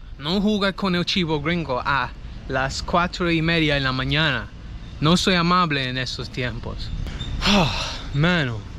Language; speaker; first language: Spanish; non-native, learner; English